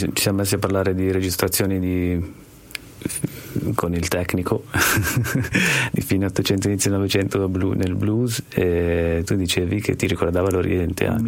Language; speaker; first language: Italian; native; Italian